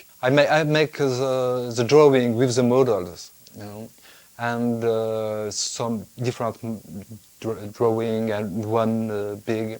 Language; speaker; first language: English; non-native, fluent; French